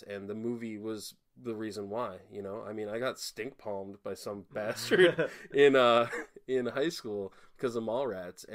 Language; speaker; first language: English; native; English